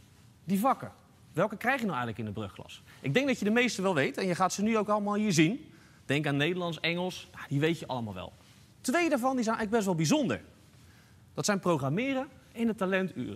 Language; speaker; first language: Dutch; native; Dutch